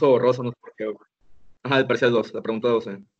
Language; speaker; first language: Spanish; native; Spanish